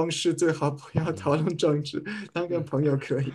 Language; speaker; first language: Chinese; non-native, fluent; German